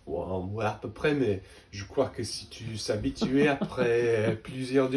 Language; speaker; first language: French; non-native, learner; English